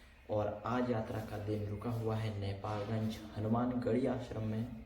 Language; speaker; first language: Hindi; native; Hindi